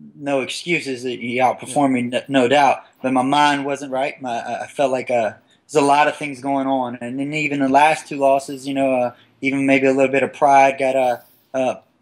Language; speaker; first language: English; native; English